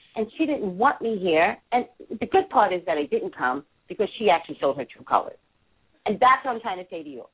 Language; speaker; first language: English; native; English